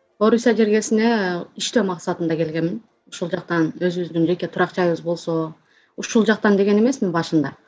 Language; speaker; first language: Kyrgyz; native; Kyrgyz